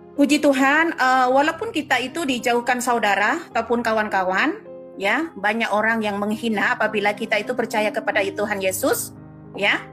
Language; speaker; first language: Indonesian; non-native, local second language; Madurese